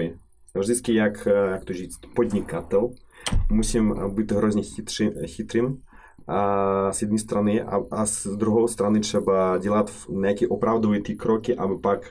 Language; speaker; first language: Czech; non-native, learner; Russian